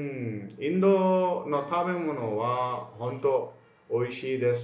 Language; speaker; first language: Japanese; non-native, fluent; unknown